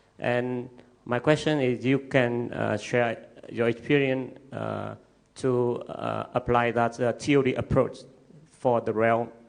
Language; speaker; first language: English; non-native, learner; Vietnamese